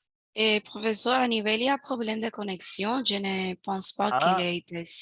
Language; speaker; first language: French; non-native, learner; Spanish